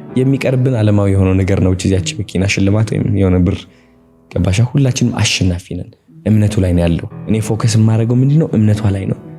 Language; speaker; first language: Amharic; non-native, local second language; Tigrinya